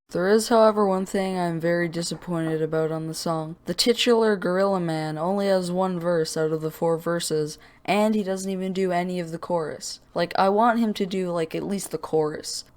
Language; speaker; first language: English; native; English